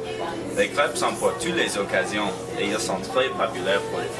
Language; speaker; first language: French; non-native, learner; English